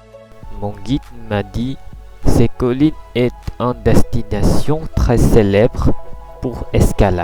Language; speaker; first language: French; non-native, learner; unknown